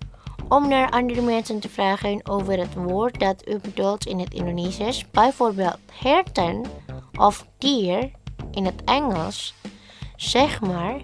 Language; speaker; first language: Dutch; non-native, learner; Indonesian